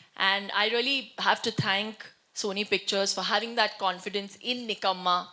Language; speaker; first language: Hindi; non-native, local second language; Tulu